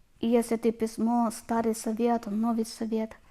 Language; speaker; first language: Ukrainian; non-native, learner; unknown